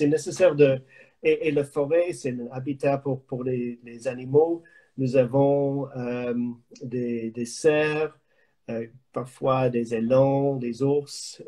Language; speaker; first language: French; non-native, learner; English